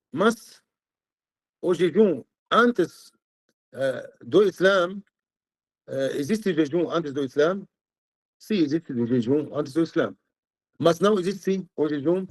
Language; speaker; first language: Portuguese; non-native, fluent; Arabic